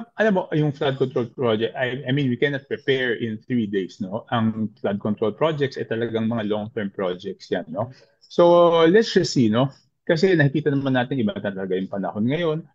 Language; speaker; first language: Filipino; native; Filipino